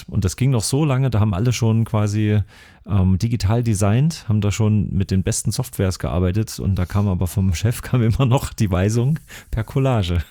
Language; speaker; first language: German; native; German